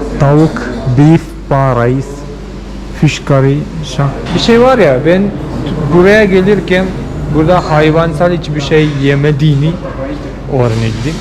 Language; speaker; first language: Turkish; non-native, fluent; Malayalam